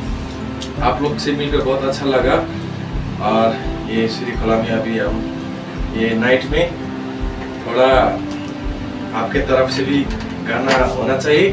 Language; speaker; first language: Hindi; non-native, local second language; Nepali